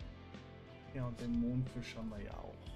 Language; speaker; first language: German; native; German